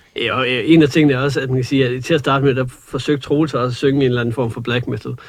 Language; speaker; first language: Danish; native; Danish